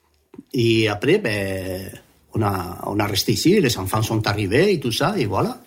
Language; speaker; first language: French; non-native, local second language; Spanish